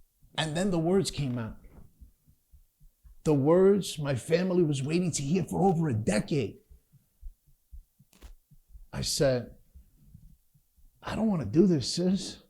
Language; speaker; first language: English; native; English